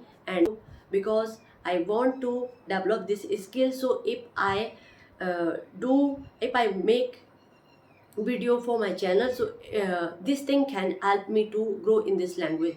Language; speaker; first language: English; non-native, learner; Hindi